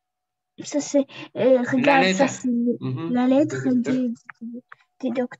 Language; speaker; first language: French; non-native, learner; Russian